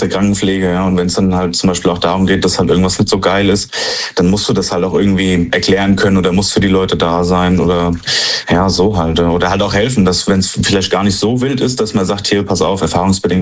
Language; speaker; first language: German; native; German